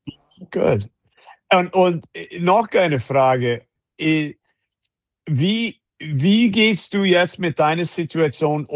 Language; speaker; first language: German; non-native, fluent; English